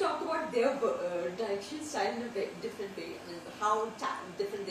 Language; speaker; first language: English; non-native, local second language; Hindi